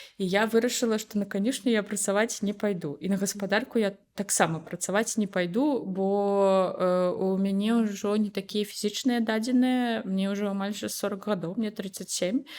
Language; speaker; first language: Belarusian; native; Belarusian